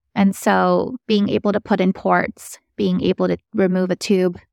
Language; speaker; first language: English; early bilingual, other home language; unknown